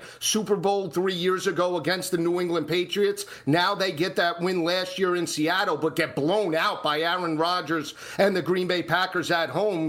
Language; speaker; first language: English; native; English